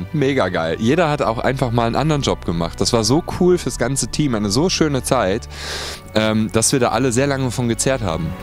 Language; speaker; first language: German; native; German